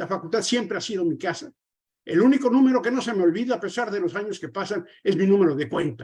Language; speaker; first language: Spanish; native; Spanish